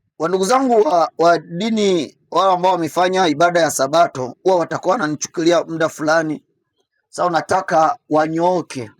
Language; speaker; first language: Swahili; native; Swahili